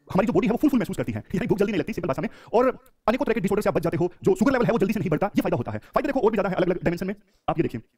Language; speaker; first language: Hindi; native; Hindi